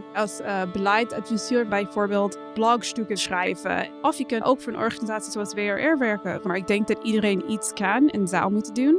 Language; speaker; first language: Dutch; non-native, fluent; English